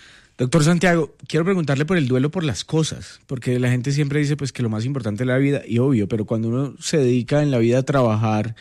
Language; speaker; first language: Spanish; native; Spanish